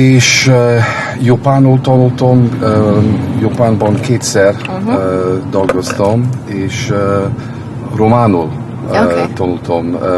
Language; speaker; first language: Hungarian; non-native, learner; English